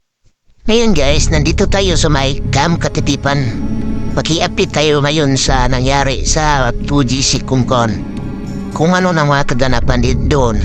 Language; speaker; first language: Filipino; non-native, local second language; Cebuano